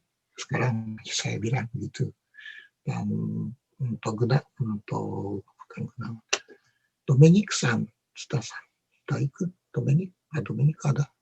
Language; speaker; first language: Indonesian; non-native, learner; Japanese